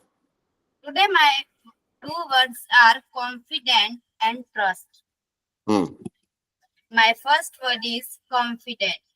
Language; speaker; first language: English; non-native, learner; Hindi